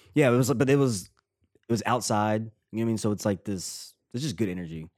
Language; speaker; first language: English; early bilingual, other home language; Filipino